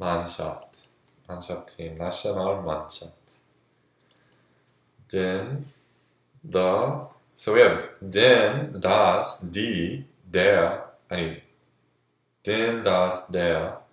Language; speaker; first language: German; non-native, learner; English